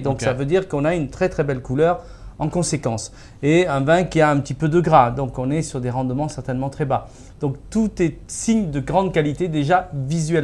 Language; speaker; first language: French; native; French